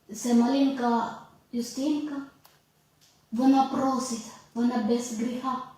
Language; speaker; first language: Ukrainian; non-native, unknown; Malayalam